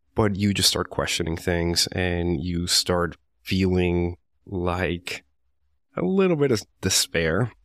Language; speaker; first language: English; non-native, fluent; Spanish